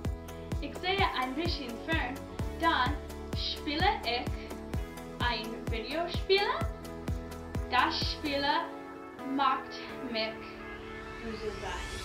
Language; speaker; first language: German; non-native, learner; English